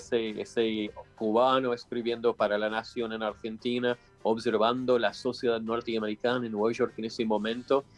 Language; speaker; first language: Spanish; non-native, fluent; English